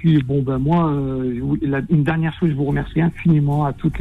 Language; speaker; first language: French; native; French